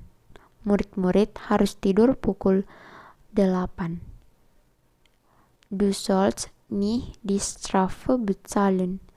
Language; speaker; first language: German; non-native, learner; Indonesian